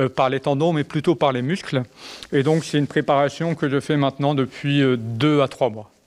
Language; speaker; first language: French; native; French